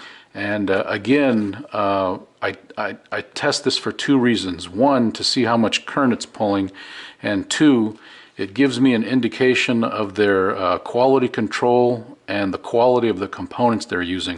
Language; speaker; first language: English; native; English